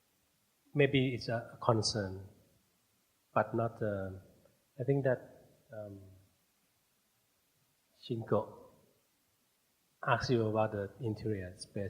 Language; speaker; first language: English; non-native, fluent; Thai